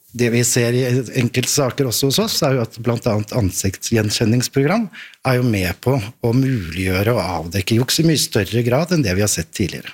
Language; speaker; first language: Norwegian; native; Norwegian